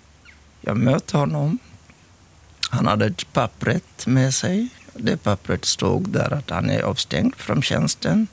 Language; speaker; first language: Swedish; non-native, local second language; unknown